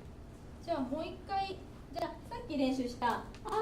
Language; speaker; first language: Japanese; native; Japanese